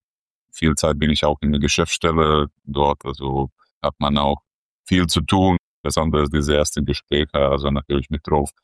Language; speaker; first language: German; non-native, fluent; Croatian